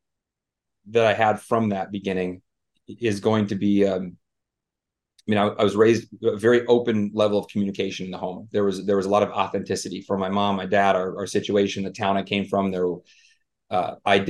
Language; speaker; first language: English; native; English